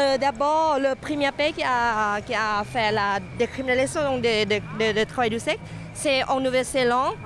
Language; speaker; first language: French; non-native, fluent; Thai